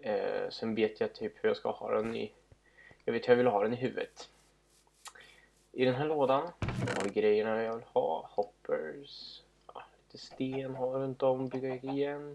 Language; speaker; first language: Swedish; native; Swedish